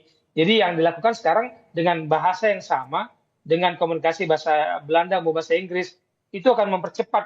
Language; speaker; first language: Indonesian; native; Indonesian